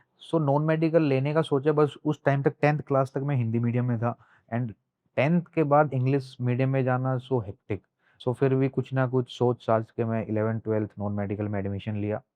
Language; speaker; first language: Hindi; native; Hindi